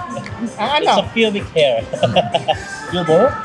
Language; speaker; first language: English; non-native, local second language; Filipino